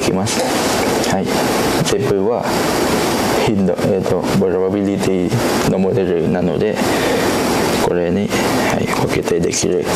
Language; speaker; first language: Japanese; non-native, learner; Cantonese